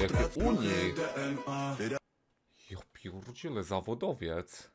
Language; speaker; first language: Polish; native; Polish